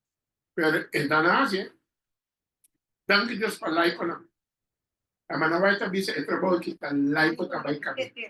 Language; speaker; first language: Portuguese; non-native, learner; Papiamento